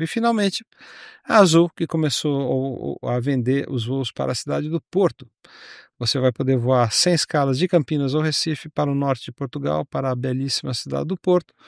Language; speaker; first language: Portuguese; native; Portuguese